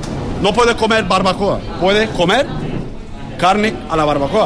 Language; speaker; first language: Spanish; non-native, learner; Turkish